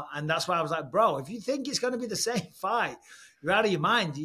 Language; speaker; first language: English; native; English